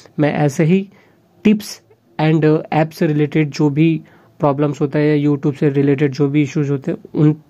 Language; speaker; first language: Hindi; native; Hindi